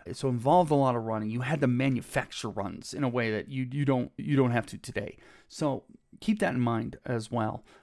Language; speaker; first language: English; native; English